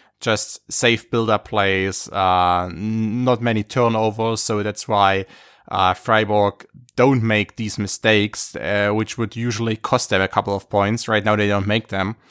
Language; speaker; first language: English; non-native, fluent; German